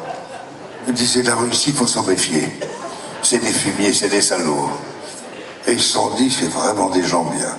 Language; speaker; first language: French; native; French